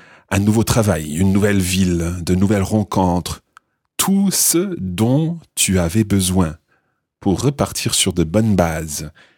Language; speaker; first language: French; non-native, fluent; English